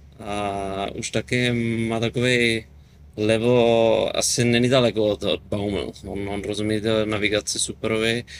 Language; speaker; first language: Czech; non-native, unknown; German